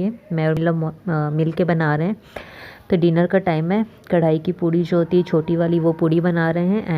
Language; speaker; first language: Hindi; native; Hindi